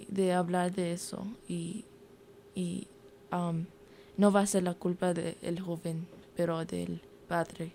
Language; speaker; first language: Spanish; early bilingual, heritage; Spanish